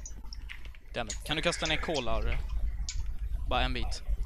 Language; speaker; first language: Swedish; native; Swedish